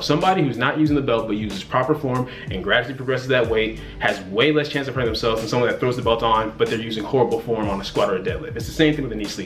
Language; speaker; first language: English; native; English